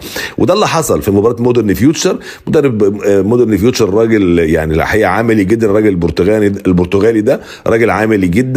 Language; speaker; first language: Arabic; native; Arabic